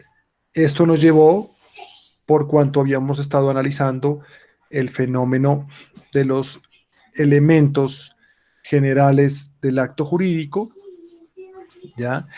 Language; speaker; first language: Spanish; native; Spanish